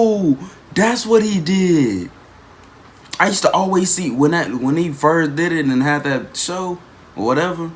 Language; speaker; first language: English; native; English